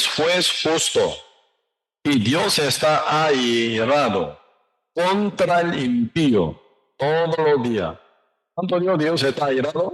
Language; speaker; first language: Spanish; non-native, learner; Korean